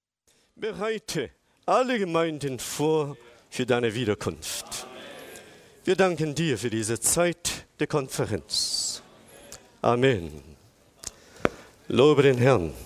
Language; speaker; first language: German; non-native, fluent; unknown